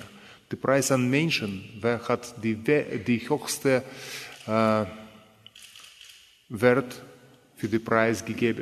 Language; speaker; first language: German; non-native, fluent; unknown